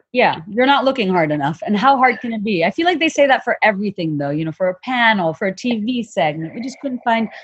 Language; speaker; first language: English; non-native, local second language; Bangla